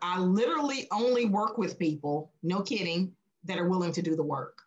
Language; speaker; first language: English; native; English